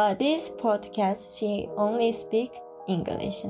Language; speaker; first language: English; non-native, learner; Japanese